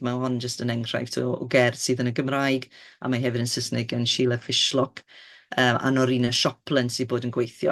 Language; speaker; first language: Welsh; native; Welsh